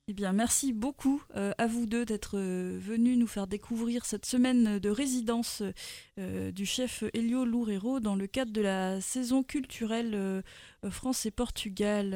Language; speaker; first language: French; native; French